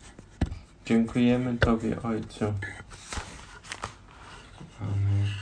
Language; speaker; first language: Polish; non-native, learner; German